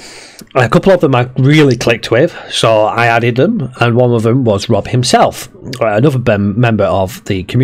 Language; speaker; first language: English; native; English